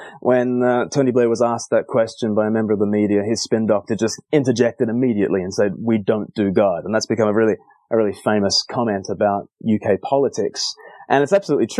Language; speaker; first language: English; native; English